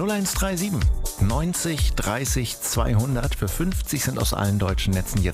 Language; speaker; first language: German; native; German